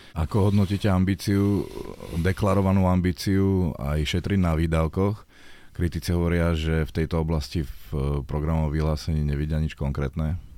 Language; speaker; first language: Slovak; native; Slovak